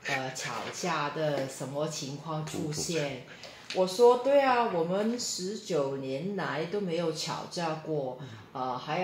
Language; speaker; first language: Chinese; non-native, local second language; Cantonese